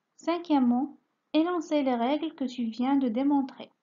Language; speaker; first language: French; non-native, local second language; Arabic